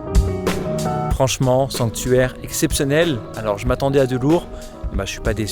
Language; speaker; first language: French; native; French